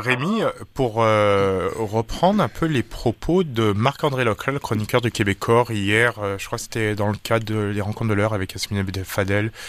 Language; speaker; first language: French; native; French